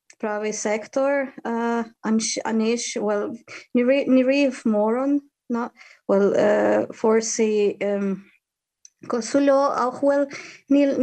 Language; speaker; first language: Irish; non-native, fluent; Ukrainian